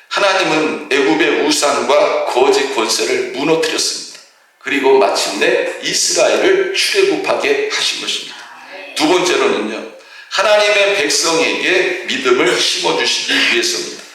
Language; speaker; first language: Korean; native; Korean